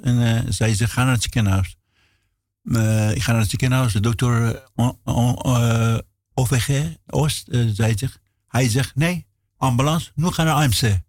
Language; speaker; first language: Dutch; non-native, learner; Persian